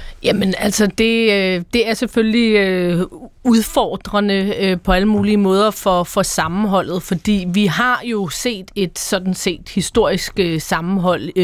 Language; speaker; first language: Danish; native; Danish